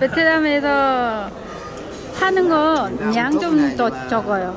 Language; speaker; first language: Korean; non-native, learner; Vietnamese